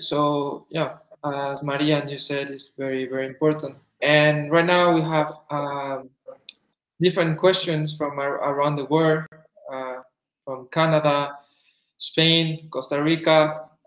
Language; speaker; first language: English; non-native, fluent; Spanish